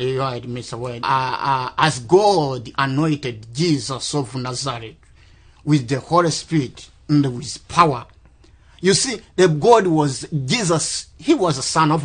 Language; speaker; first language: English; non-native, local second language; Kinyarwanda